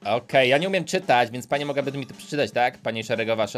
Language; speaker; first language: Polish; native; Polish